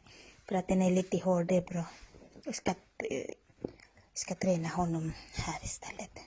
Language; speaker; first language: Swedish; non-native, learner; Filipino